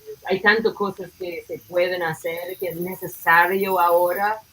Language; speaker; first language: Spanish; non-native, fluent; English